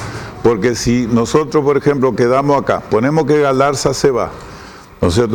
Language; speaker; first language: Spanish; native; Spanish